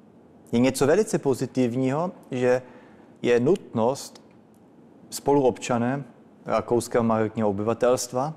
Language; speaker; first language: Czech; early bilingual, heritage; Czech